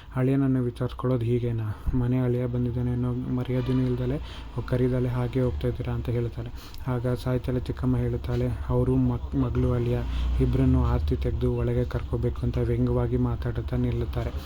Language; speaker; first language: Kannada; native; Kannada